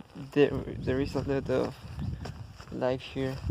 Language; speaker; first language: English; non-native, learner; Spanish